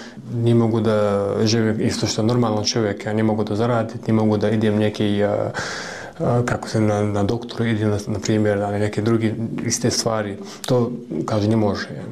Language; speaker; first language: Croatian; non-native, learner; Chechen